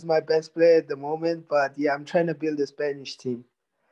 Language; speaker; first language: English; non-native, local second language; Zulu